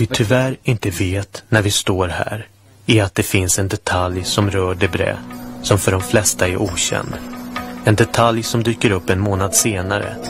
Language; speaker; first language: Swedish; native; Swedish